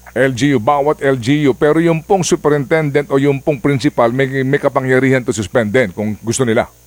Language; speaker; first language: Filipino; non-native, local second language; Cebuano